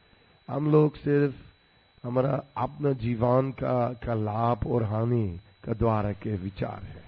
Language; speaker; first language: Hindi; non-native, fluent; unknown